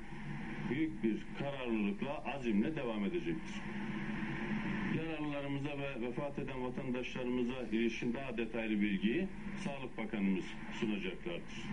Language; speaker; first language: Turkish; native; Turkish